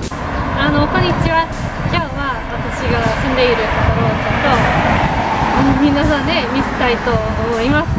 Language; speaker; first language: Japanese; non-native, learner; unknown